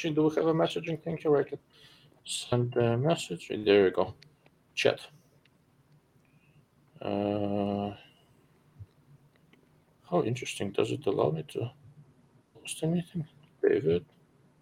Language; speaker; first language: English; non-native, fluent; Russian